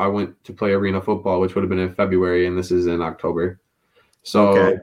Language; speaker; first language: English; native; English